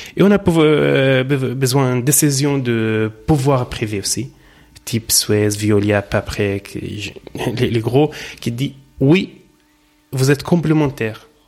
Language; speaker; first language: French; non-native, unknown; Arabic